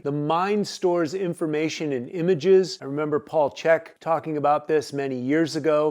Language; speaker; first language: English; native; English